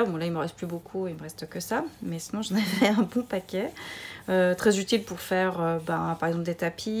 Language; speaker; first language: French; native; French